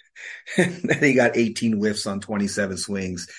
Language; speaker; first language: English; native; English